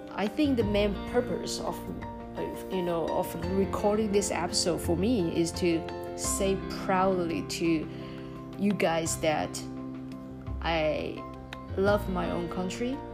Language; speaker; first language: English; non-native, fluent; Chinese